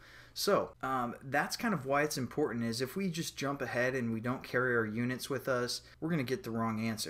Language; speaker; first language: English; native; English